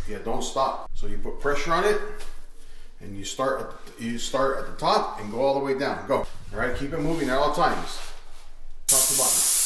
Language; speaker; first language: English; early bilingual, other home language; Spanish